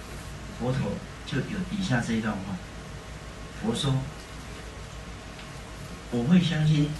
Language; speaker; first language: Chinese; native; Chinese